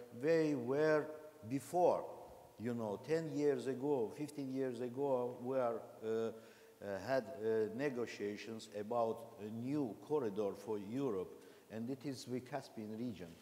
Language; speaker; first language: English; non-native, learner; Azerbaijani